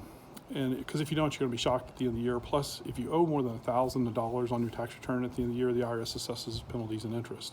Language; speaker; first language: English; native; English